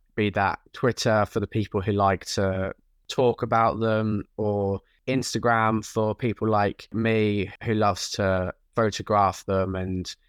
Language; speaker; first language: English; native; English